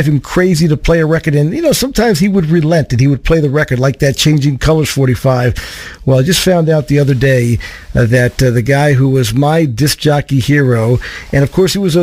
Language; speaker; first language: English; native; English